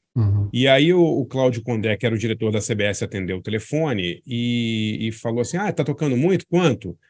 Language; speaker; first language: Portuguese; native; Portuguese